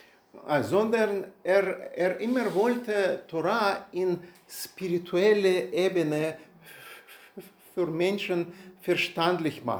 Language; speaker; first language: German; non-native, learner; Russian